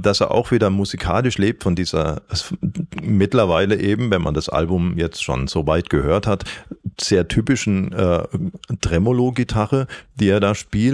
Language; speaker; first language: German; native; German